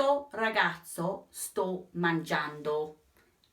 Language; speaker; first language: Italian; non-native, fluent; English